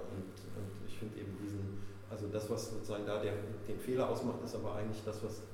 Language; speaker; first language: German; native; German